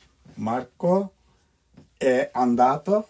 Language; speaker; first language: Italian; non-native, fluent; Bangla